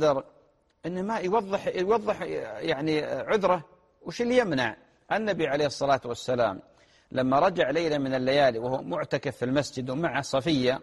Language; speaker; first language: Arabic; native; Arabic